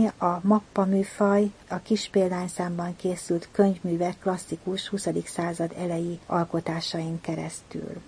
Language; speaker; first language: Hungarian; native; Hungarian